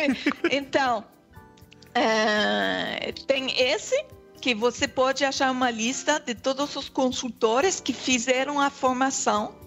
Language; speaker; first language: Portuguese; non-native, fluent; French